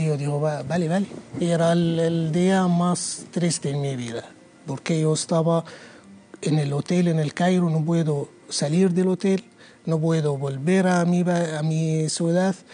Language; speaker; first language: Spanish; non-native, learner; Arabic